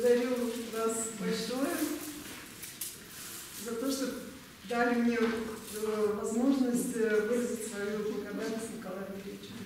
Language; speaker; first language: Russian; native; Russian